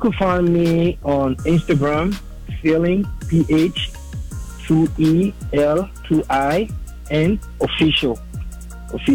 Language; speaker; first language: English; non-native, local second language; French